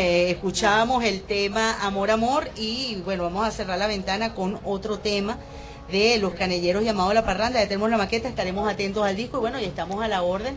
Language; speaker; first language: Spanish; native; Spanish